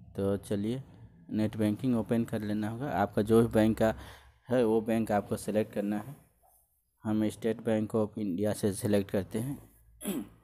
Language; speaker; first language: Hindi; native; Hindi